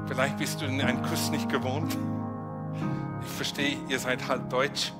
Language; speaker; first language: German; non-native, fluent; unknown